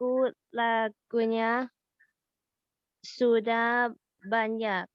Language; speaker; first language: Indonesian; non-native, learner; Thai